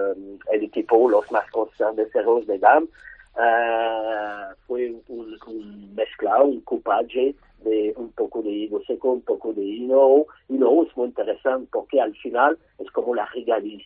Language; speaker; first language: Spanish; non-native, learner; French